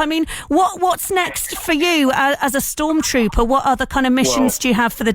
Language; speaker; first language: English; native; English